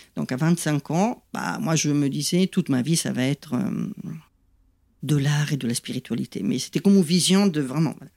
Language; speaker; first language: French; non-native, fluent; Italian